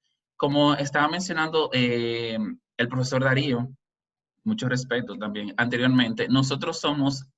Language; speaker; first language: Spanish; native; Spanish